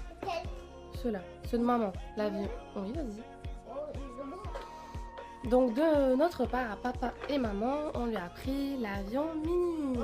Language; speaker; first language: French; native; French